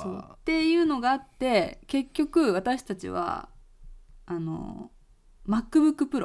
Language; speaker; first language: Japanese; native; Japanese